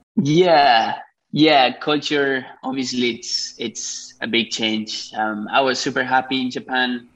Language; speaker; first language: English; non-native, fluent; Spanish